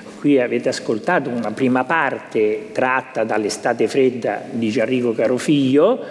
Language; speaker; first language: Italian; native; Italian